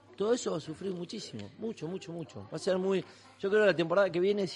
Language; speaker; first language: Spanish; native; Spanish